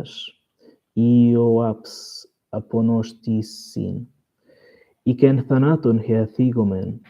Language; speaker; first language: Greek; non-native, learner; Portuguese